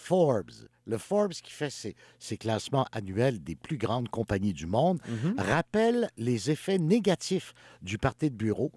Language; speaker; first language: French; native; French